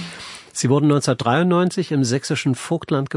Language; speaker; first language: German; native; German